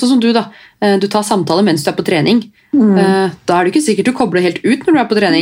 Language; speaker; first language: Norwegian; native; Norwegian